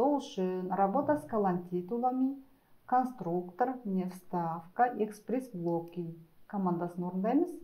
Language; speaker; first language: Russian; non-native, local second language; Kazakh